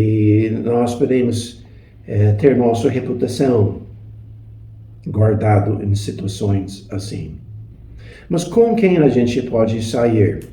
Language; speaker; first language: Portuguese; non-native, fluent; English